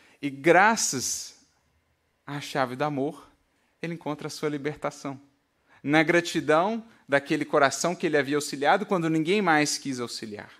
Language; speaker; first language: Portuguese; native; Portuguese